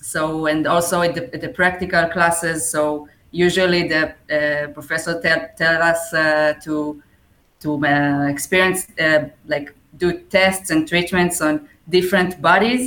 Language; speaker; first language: English; non-native, fluent; Hebrew